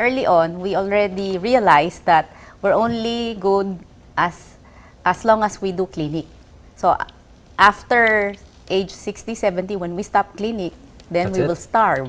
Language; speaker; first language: English; non-native, local second language; Filipino